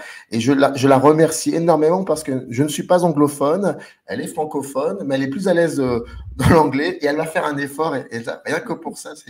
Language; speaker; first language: French; native; French